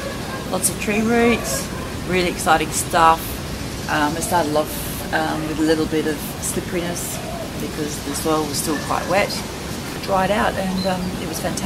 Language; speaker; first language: English; native; English